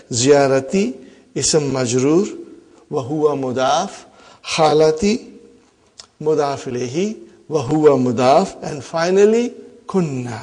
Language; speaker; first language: Arabic; non-native, fluent; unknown